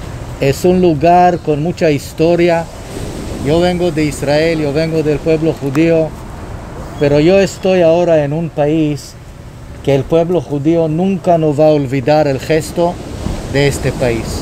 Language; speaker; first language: Spanish; non-native, fluent; Hebrew